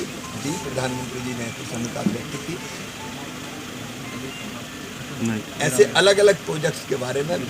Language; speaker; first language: Hindi; native; Hindi